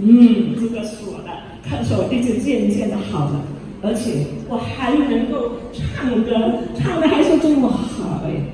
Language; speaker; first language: Chinese; early bilingual, heritage; Chinese